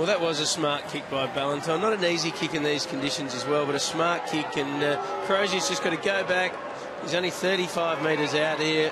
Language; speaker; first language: English; native; English